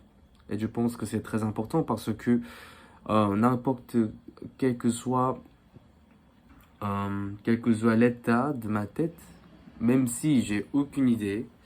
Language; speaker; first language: French; non-native, fluent; Korean